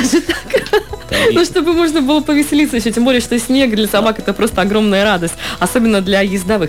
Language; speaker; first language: Russian; native; Russian